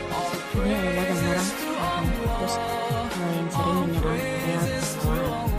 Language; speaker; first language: Indonesian; native; Indonesian